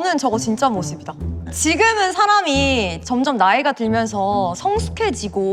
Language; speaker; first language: Korean; native; Korean